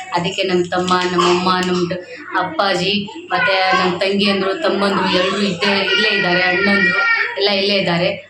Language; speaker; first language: Kannada; non-native, local second language; Lambadi